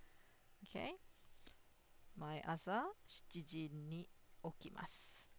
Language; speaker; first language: Japanese; non-native, fluent; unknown